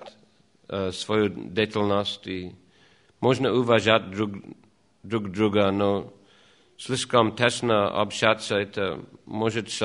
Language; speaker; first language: Russian; non-native, fluent; English